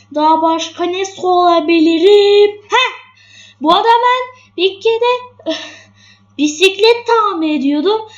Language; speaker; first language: Turkish; early bilingual, other home language; English